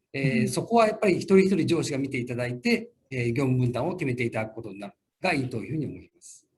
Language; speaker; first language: Japanese; native; Japanese